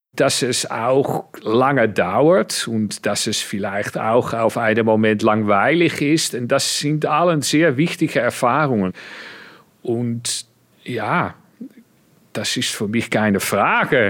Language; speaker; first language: German; non-native, fluent; Dutch